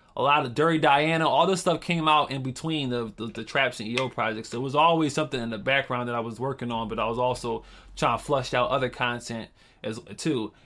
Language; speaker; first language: English; native; English